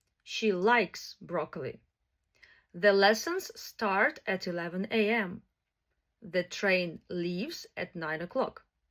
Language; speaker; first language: English; non-native, fluent; Ukrainian